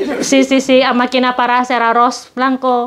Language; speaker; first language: Spanish; non-native, learner; Indonesian